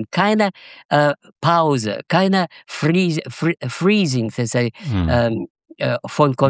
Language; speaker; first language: German; non-native, fluent; Russian